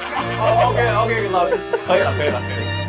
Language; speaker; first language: Chinese; native; Chinese